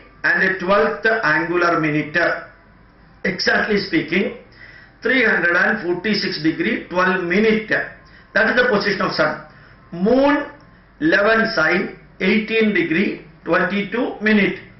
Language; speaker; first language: English; non-native, local second language; Malayalam